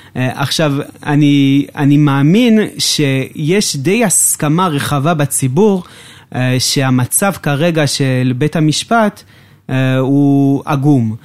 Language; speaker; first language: Hebrew; non-native, fluent; French